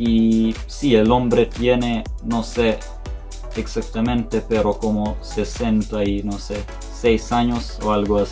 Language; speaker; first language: Spanish; non-native, fluent; Serbian